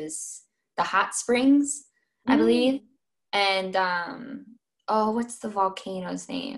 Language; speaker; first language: English; native; English